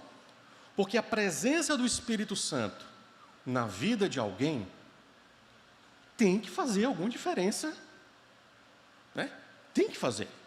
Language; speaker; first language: Portuguese; native; Portuguese